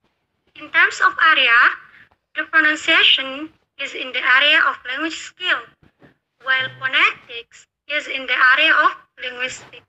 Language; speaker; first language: English; non-native, learner; Indonesian